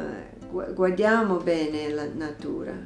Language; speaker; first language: Italian; non-native, fluent; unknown